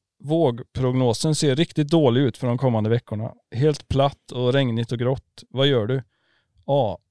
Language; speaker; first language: Swedish; native; Swedish